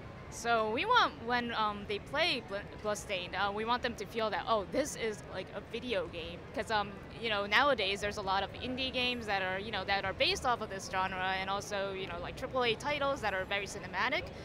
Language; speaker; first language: English; non-native, fluent; Japanese